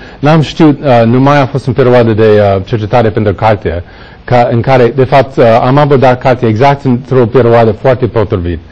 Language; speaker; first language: Romanian; non-native, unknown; English